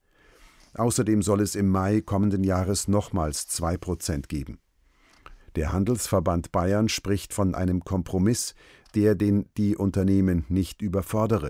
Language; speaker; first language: German; native; German